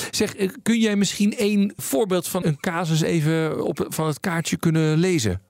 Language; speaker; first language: Dutch; native; Dutch